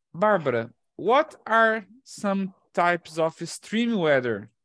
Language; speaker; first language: English; non-native, fluent; Portuguese